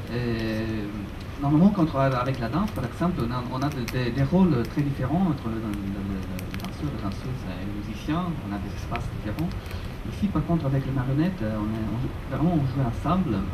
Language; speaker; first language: French; non-native, fluent; Italian